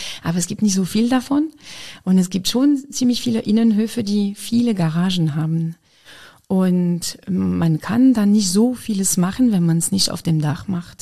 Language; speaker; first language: German; non-native, fluent; French